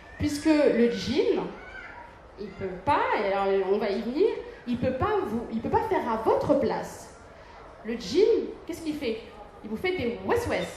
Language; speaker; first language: French; early bilingual, other home language; Arabic